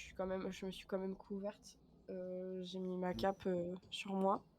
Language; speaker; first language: French; native; French